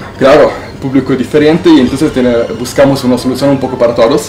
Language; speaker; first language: Spanish; non-native, fluent; Italian